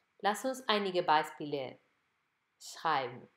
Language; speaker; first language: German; non-native, fluent; Spanish